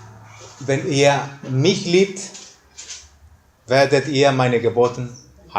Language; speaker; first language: German; non-native, fluent; Spanish